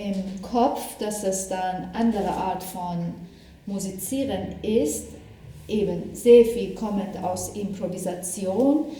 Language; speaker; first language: German; non-native, fluent; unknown